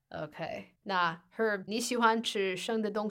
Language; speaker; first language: Chinese; non-native, fluent; English